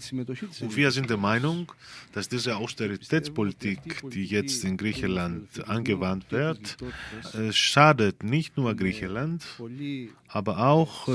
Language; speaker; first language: German; non-native, fluent; Greek